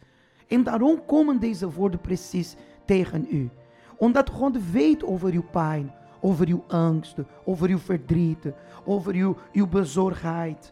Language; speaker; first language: Dutch; non-native, fluent; Portuguese